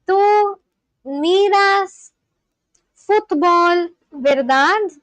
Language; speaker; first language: Spanish; non-native, learner; Bangla